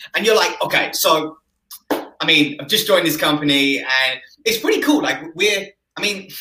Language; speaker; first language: English; native; English